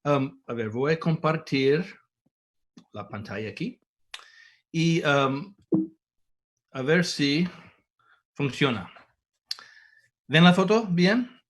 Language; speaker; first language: Spanish; non-native, fluent; English